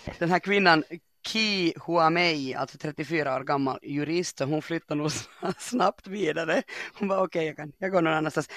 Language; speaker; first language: Swedish; native; Swedish